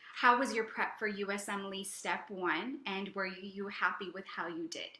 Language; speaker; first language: English; native; English